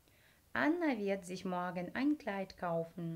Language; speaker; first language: German; non-native, fluent; Ukrainian